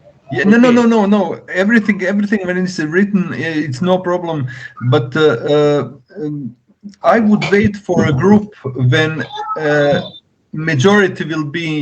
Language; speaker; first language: English; non-native, learner; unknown